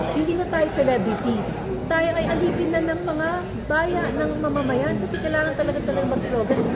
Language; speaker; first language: Filipino; native; Filipino